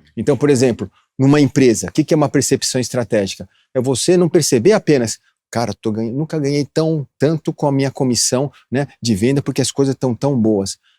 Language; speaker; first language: Portuguese; early bilingual, other home language; Japanese